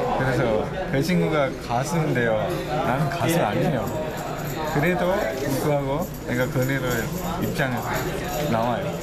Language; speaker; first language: Korean; non-native, fluent; Sinhala